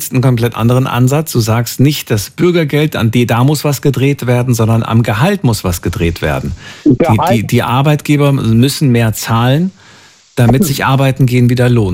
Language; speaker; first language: German; native; German